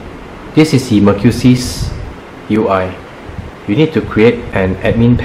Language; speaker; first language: English; native; English